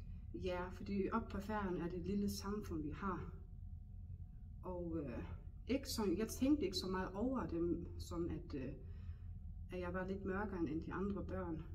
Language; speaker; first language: Danish; non-native, local second language; Faroese